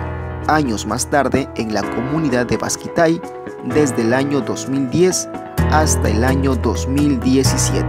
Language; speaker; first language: Spanish; native; Spanish